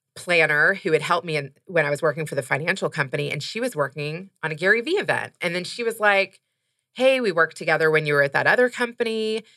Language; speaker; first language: English; native; English